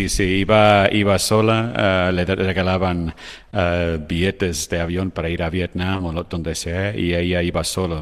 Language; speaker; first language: Spanish; non-native, fluent; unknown